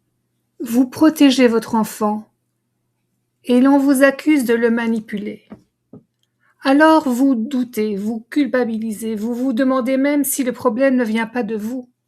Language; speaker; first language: French; native; French